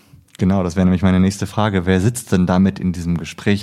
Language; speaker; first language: German; native; German